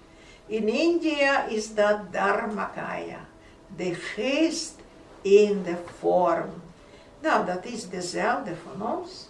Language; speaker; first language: Dutch; non-native, fluent; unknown